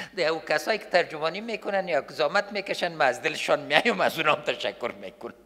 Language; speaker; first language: Persian; non-native, local second language; Pashto